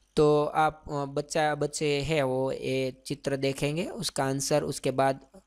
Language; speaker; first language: Hindi; non-native, local second language; Gujarati